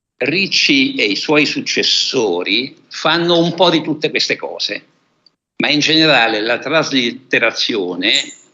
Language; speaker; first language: Italian; native; Italian